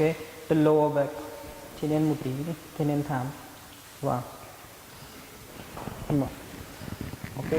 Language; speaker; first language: Vietnamese; non-native, learner; Hindi